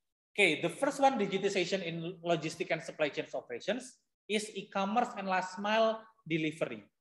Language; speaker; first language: English; non-native, fluent; Indonesian